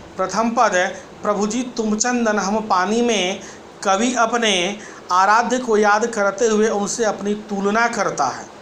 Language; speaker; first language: Hindi; native; Hindi